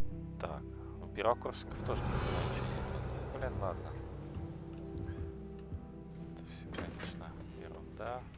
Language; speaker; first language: Russian; native; Russian